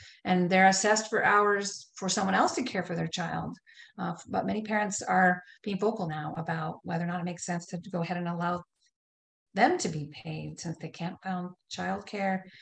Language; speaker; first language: English; native; English